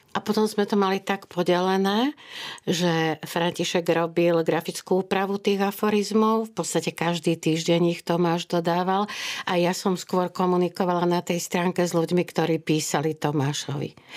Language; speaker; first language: Slovak; native; Slovak